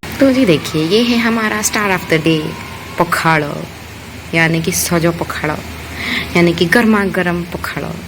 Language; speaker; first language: Hindi; non-native, local second language; Odia